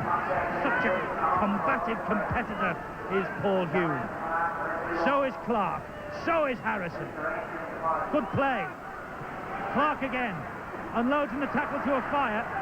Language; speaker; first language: English; native; English